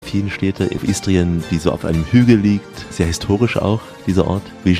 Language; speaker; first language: German; native; German